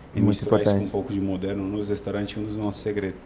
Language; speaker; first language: Portuguese; non-native, fluent; Italian